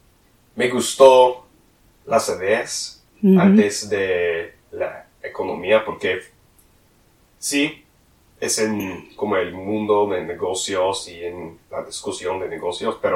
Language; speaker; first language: Spanish; non-native, learner; English